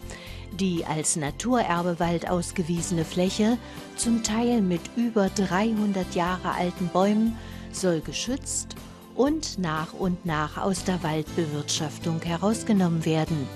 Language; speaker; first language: German; native; German